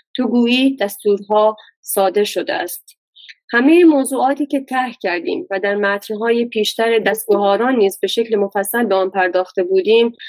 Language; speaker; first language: Persian; non-native, local second language; Baluchi